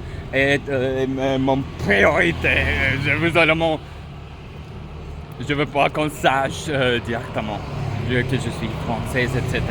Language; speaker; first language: French; non-native, learner; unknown